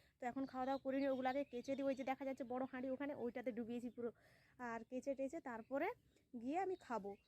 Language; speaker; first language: Bangla; native; Bangla